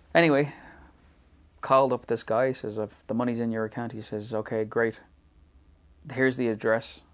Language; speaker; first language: English; native; English